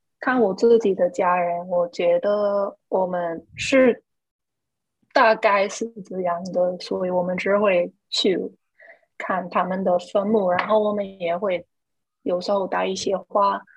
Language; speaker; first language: Chinese; non-native, fluent; English